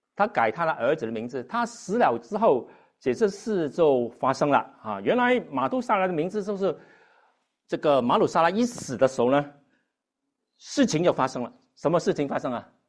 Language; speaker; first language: Chinese; non-native, local second language; Cantonese